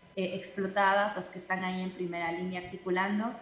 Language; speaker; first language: Spanish; native; Spanish